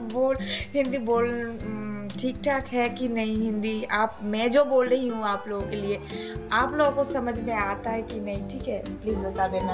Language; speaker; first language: Hindi; non-native, local second language; Bangla